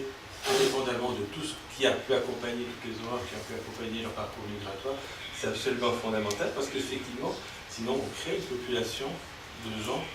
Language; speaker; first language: French; native; French